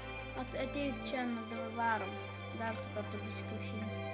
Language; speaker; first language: Lithuanian; native; Lithuanian